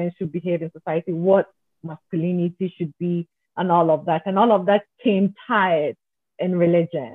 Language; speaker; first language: English; non-native, local second language; Akan